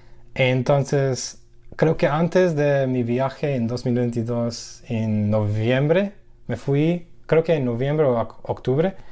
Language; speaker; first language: Spanish; non-native, fluent; English